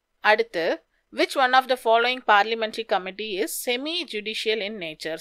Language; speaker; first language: English; non-native, local second language; Tamil